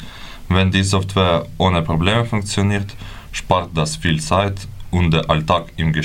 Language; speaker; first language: German; non-native, fluent; Ukrainian